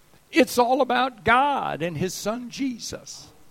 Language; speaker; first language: English; native; English